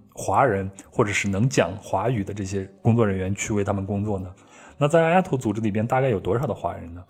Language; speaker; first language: Chinese; native; Chinese